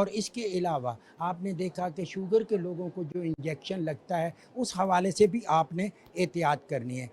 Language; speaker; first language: Urdu; native; Urdu